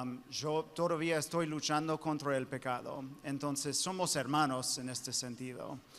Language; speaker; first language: Spanish; non-native, fluent; English